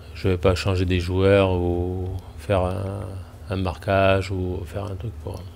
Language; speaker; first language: French; native; French